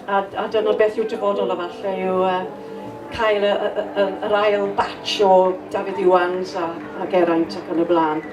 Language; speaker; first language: Welsh; non-native, local second language; English